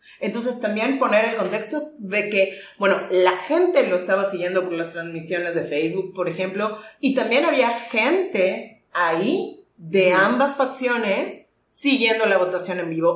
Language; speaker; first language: Spanish; native; Spanish